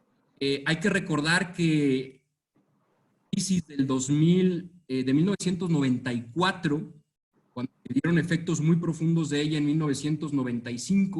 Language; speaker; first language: Spanish; native; Spanish